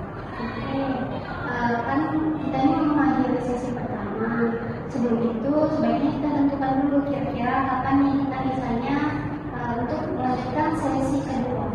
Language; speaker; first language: Indonesian; native; Indonesian